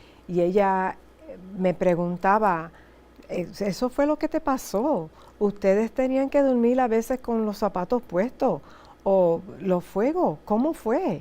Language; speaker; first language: Spanish; early bilingual, heritage; Spanish